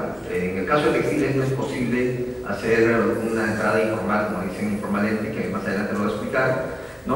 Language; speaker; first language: Spanish; native; Spanish